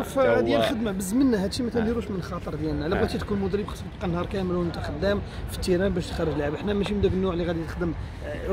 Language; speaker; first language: Arabic; native; Arabic